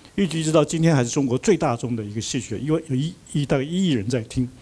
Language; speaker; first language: Chinese; native; Chinese